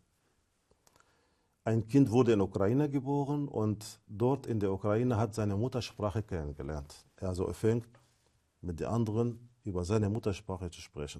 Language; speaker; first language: German; non-native, fluent; Arabic